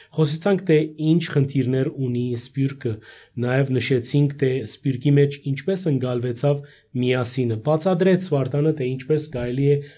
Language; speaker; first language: Armenian; native; Armenian